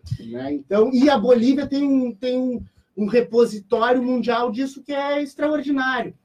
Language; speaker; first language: Portuguese; native; Portuguese